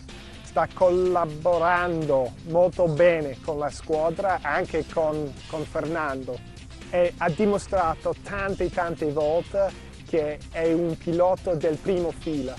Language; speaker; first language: Italian; non-native, fluent; English